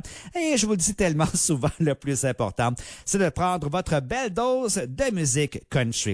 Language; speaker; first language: French; native; French